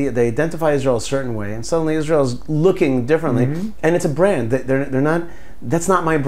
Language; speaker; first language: English; early bilingual, other home language; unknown